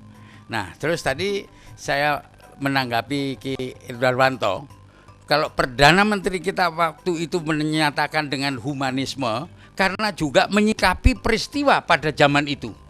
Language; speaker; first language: Indonesian; native; Indonesian